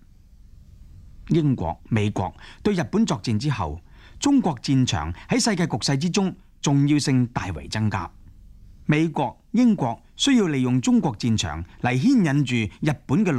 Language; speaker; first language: Chinese; non-native, local second language; Cantonese